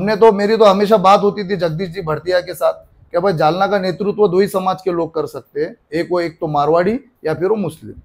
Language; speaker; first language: Hindi; non-native, local second language; Marathi